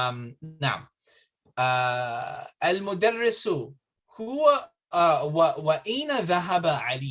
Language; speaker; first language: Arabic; non-native, fluent; English